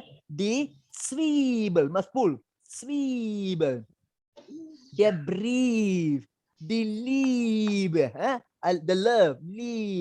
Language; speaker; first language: German; non-native, learner; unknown